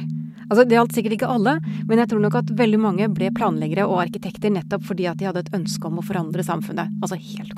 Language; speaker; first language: Norwegian; native; Norwegian